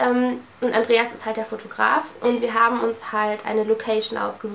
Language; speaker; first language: German; native; German